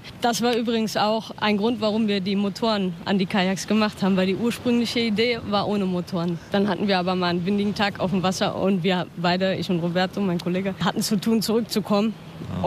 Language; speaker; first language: German; native; German